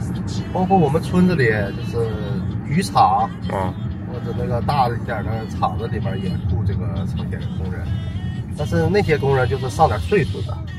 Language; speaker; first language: Chinese; native; Chinese